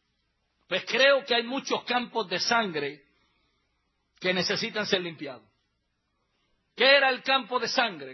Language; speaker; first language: Spanish; native; Spanish